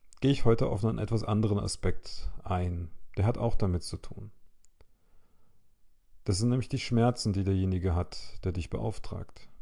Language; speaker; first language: German; native; German